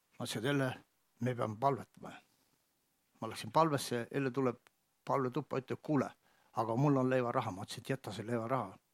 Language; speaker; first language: Estonian; native; Estonian